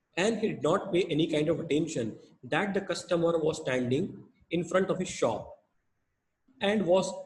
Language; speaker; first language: English; non-native, local second language; Hindi